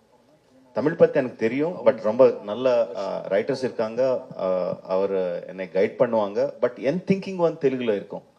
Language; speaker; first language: Tamil; non-native, fluent; Telugu